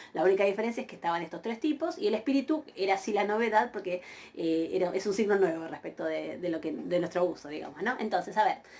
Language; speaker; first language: Spanish; native; Spanish